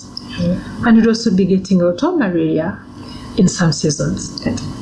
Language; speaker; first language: English; non-native, local second language; Kinyarwanda